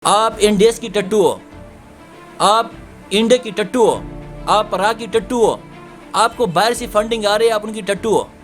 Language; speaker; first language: Urdu; non-native, local second language; Pashto